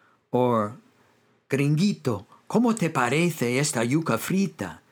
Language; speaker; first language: Spanish; non-native, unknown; English